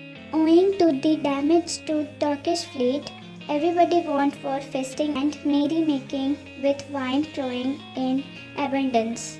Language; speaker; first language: English; non-native, local second language; Hindi